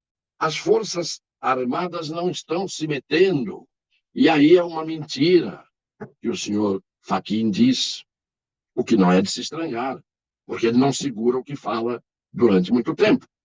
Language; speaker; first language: Portuguese; native; Portuguese